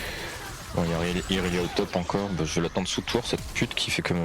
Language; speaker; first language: French; native; French